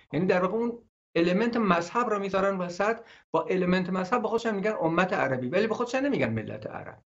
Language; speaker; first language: Persian; non-native, local second language; Gurani